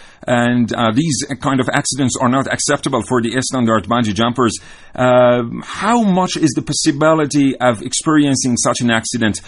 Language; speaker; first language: English; non-native, fluent; Persian